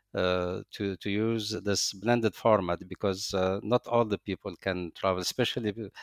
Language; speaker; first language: English; non-native, fluent; Arabic